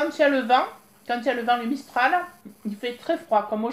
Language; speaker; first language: French; native; French